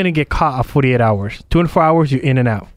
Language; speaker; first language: English; native; English